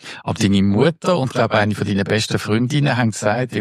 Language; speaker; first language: German; native; German